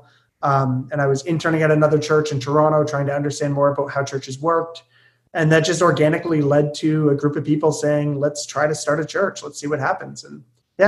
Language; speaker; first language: English; native; English